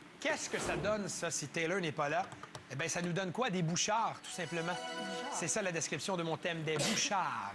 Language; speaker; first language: French; native; French